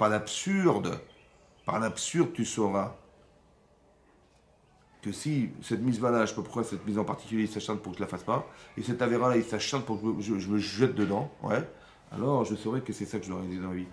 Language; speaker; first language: French; native; French